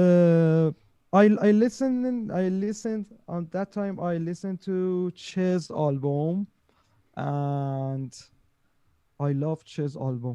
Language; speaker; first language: English; non-native, learner; Persian